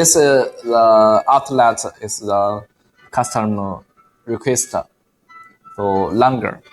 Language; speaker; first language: English; non-native, learner; Chinese